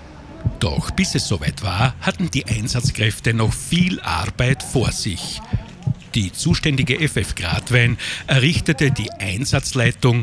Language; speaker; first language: German; native; German